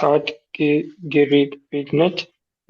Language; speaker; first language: German; non-native, learner; Urdu